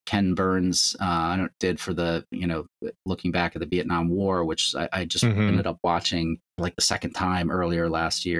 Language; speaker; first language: English; native; English